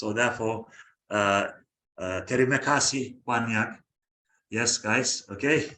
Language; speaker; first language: English; non-native, fluent; Turkish